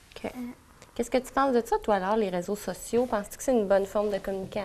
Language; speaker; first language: French; native; French